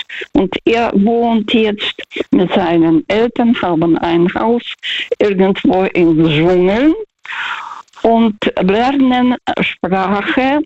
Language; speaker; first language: German; non-native, fluent; Russian